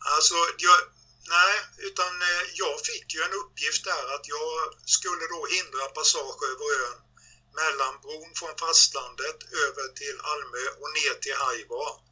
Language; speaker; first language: Swedish; native; Swedish